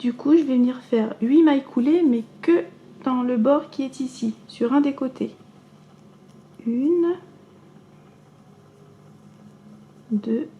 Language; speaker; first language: French; native; French